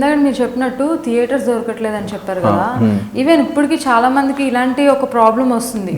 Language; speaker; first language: Telugu; native; Telugu